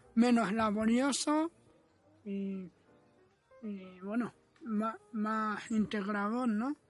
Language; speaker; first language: Spanish; non-native, fluent; Arabic